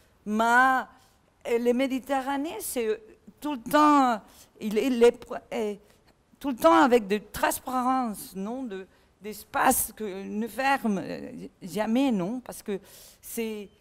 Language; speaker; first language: French; non-native, learner; Catalan